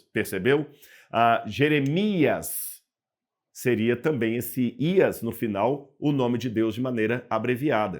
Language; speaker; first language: Portuguese; native; Portuguese